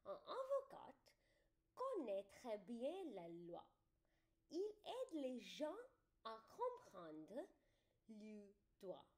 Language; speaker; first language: French; non-native, learner; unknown